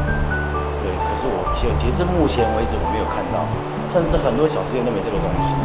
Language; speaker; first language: Chinese; native; Chinese